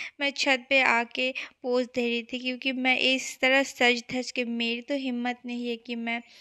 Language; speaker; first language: Hindi; non-native, local second language; Bangla